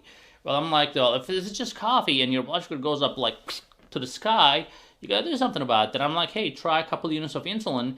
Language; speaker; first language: English; non-native, fluent; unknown